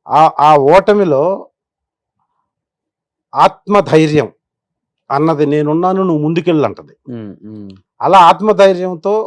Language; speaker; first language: Telugu; native; Telugu